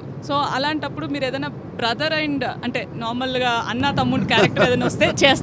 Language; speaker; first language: Telugu; native; Telugu